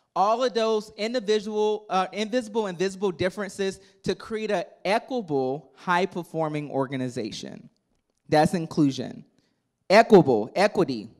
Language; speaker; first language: English; native; English